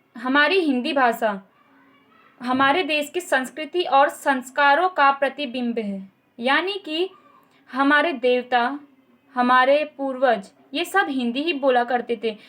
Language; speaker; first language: Hindi; native; Hindi